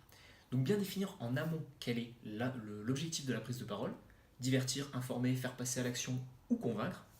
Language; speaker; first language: French; native; French